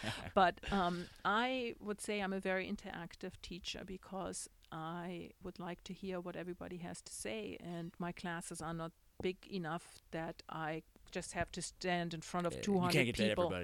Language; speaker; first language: English; non-native, fluent; German